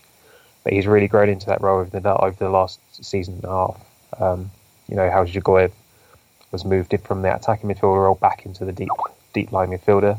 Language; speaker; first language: English; native; English